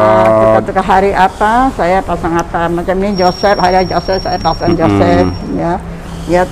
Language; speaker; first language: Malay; non-native, local second language; Min Nan Chinese